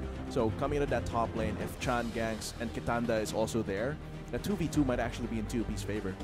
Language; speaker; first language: English; non-native, local second language; Filipino